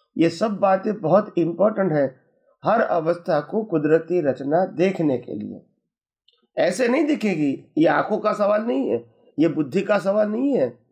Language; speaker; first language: Hindi; non-native, local second language; Gujarati